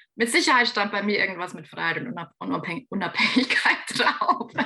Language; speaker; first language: German; native; German